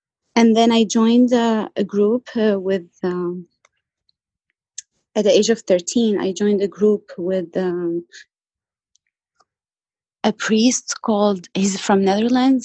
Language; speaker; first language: English; non-native, fluent; Arabic